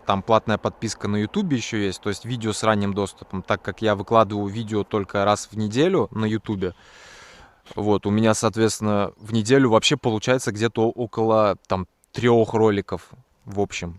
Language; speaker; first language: Russian; native; Russian